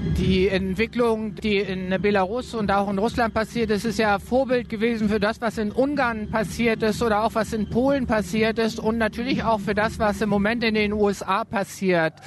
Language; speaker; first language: German; native; German